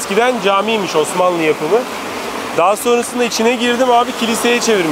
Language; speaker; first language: Turkish; native; Turkish